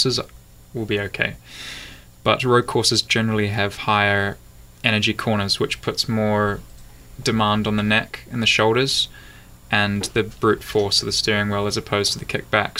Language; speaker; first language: English; native; English